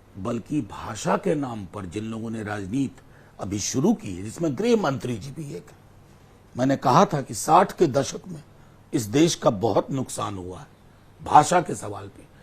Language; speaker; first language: Hindi; non-native, local second language; Maithili